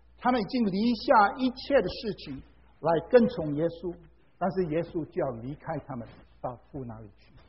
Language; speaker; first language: Chinese; non-native, fluent; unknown